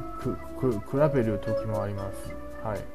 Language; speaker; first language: Japanese; non-native, learner; Chinese